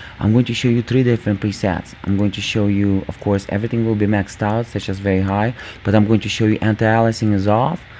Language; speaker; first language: English; non-native, fluent; Russian